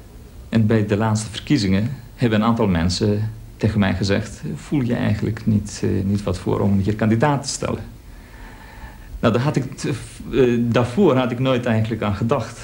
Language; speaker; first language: Dutch; early bilingual, other home language; Greek